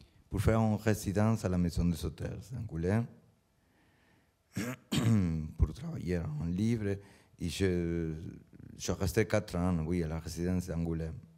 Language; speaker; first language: French; non-native, learner; Spanish